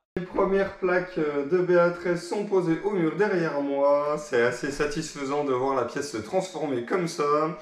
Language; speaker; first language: French; native; French